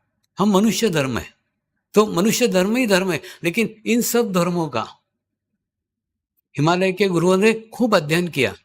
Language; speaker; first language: Hindi; native; Hindi